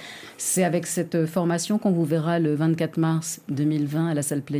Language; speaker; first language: French; native; French